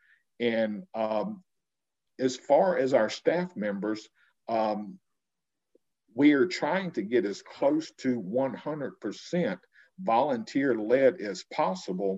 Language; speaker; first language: English; native; English